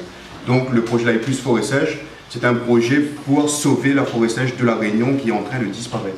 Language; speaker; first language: French; native; French